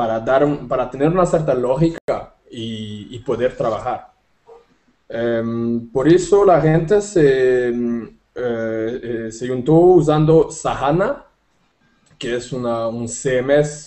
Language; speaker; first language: Spanish; non-native, fluent; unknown